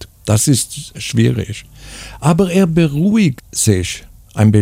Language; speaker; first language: German; non-native, fluent; Swedish